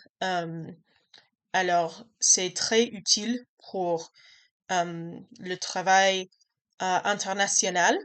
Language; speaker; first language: French; non-native, learner; English